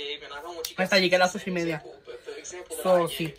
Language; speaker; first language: Spanish; early bilingual, heritage; Spanish